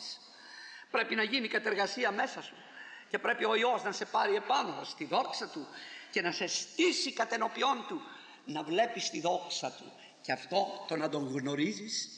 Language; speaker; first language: Greek; native; Greek